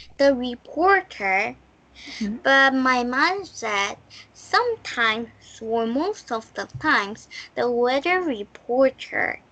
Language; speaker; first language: English; non-native, learner; Korean